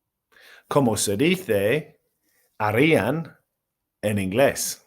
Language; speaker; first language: Spanish; non-native, fluent; English